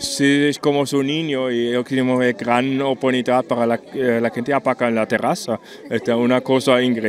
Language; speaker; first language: Spanish; non-native, learner; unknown